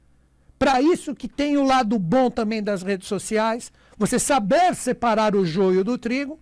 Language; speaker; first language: Portuguese; native; Portuguese